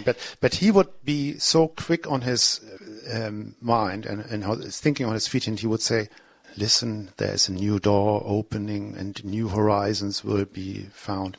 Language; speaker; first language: English; non-native, fluent; German